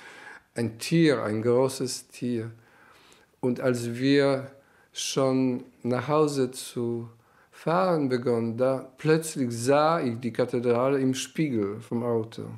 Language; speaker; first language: German; non-native, fluent; Polish